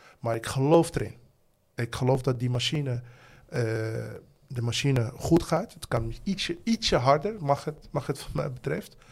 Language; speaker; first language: Dutch; non-native, fluent; Arabic